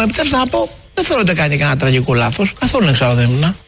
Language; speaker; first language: Greek; native; Greek